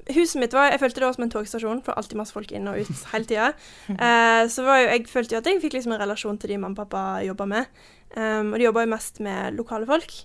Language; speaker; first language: Norwegian; early bilingual, heritage; Norwegian